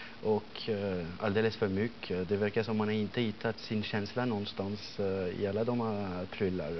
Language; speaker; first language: Swedish; non-native, fluent; French